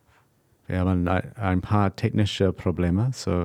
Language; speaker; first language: German; non-native, learner; English